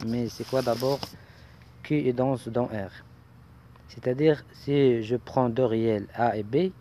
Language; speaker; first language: French; non-native, local second language; Arabic